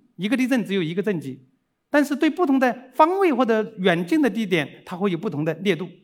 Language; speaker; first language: Chinese; native; Chinese